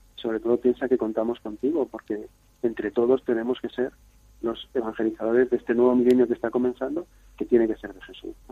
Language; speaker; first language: Spanish; native; Spanish